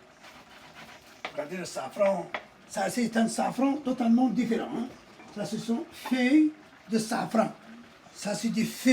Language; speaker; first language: French; non-native, fluent; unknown